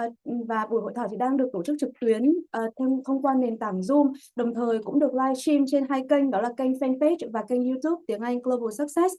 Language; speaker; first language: Vietnamese; native; Vietnamese